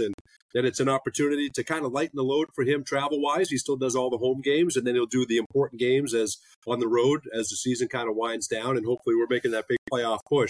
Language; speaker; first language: English; native; English